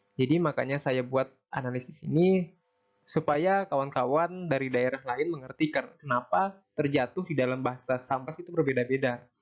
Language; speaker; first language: Indonesian; native; Indonesian